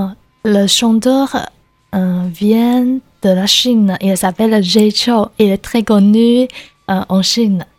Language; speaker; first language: French; non-native, learner; Chinese